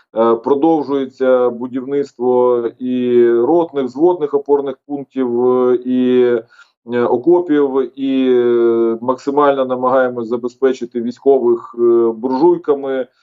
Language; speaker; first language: Ukrainian; native; Ukrainian